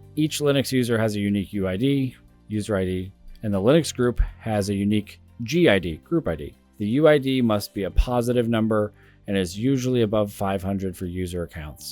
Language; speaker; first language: English; native; English